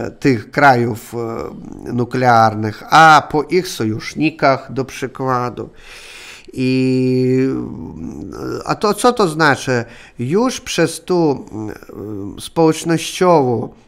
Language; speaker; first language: Polish; non-native, learner; Russian